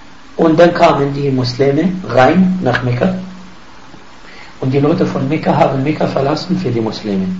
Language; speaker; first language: German; non-native, fluent; Arabic